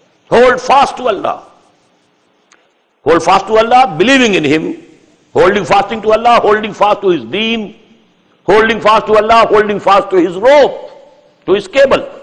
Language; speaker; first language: English; non-native, local second language; Urdu